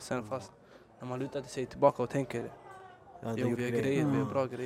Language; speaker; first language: Swedish; early bilingual, other home language; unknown